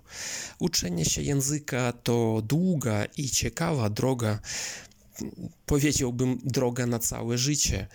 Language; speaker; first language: Polish; non-native, fluent; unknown